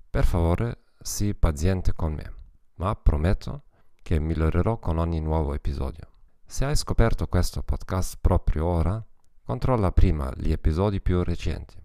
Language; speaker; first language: Italian; non-native, learner; German